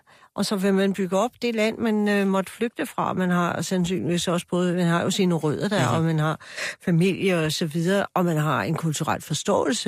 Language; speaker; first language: Danish; native; Danish